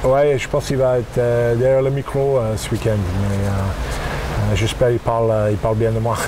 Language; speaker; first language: French; non-native, learner; English